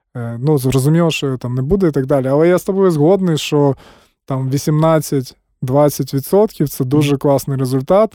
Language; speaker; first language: Ukrainian; non-native, local second language; Russian